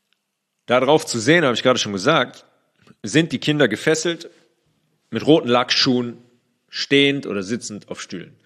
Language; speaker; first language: German; native; German